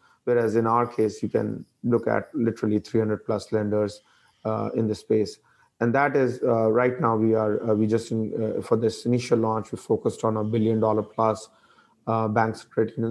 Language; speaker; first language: English; non-native, local second language; Hindi